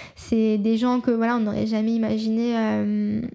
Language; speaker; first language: French; native; French